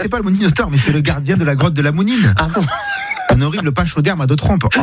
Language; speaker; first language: French; native; French